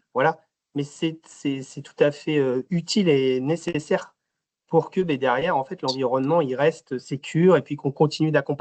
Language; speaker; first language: French; native; French